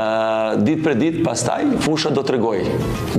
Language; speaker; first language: Albanian; non-native, learner; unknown